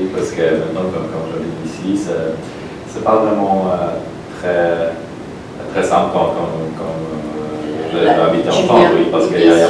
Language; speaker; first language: French; non-native, learner; Polish